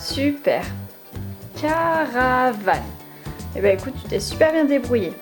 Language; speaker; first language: French; native; French